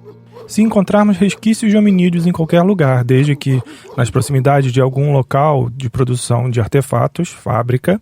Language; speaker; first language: Portuguese; native; Portuguese